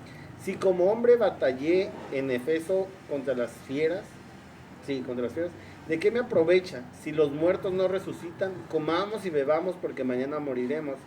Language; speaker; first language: Spanish; native; Spanish